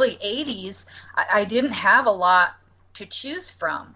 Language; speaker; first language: English; native; English